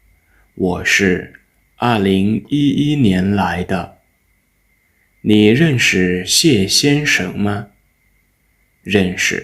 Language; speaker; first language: Chinese; non-native, fluent; Lao